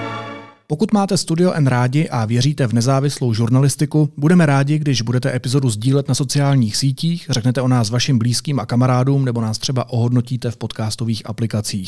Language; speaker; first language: Czech; native; Czech